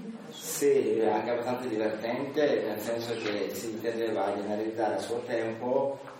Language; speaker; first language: Italian; non-native, fluent; Wolof